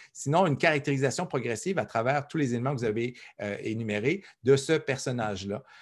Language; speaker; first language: French; native; French